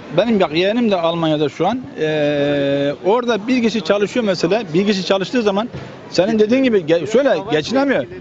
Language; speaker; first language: Turkish; native; Turkish